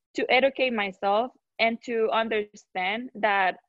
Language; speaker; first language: English; non-native, fluent; Spanish